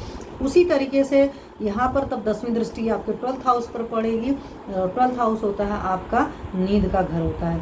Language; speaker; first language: Hindi; native; Hindi